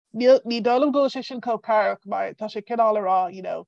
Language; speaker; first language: Irish; non-native, local second language; English